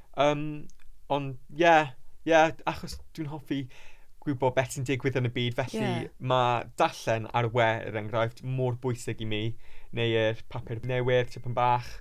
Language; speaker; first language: Welsh; non-native, local second language; English